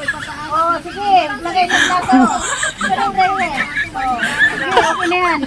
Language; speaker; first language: Filipino; non-native, local second language; Cebuano